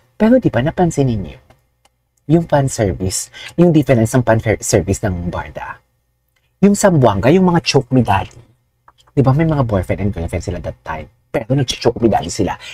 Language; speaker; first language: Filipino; non-native, local second language; Hiligaynon